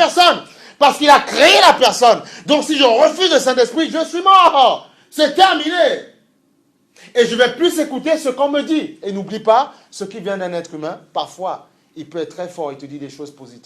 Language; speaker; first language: French; native; French